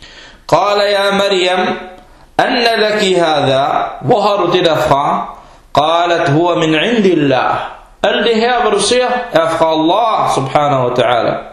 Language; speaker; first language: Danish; early bilingual, other home language; Arabic